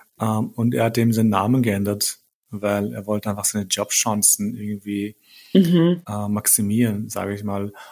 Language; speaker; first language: German; early bilingual, other home language; Albanian